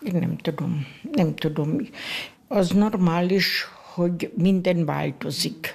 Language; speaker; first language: Hungarian; non-native, local second language; German